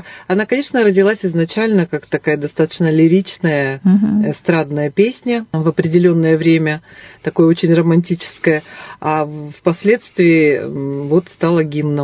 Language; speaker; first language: Russian; native; Russian